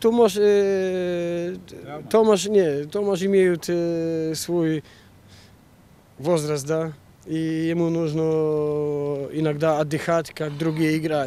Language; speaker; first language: Russian; non-native, learner; Polish